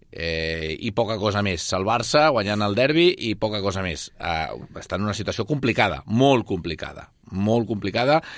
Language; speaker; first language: Catalan; native; Catalan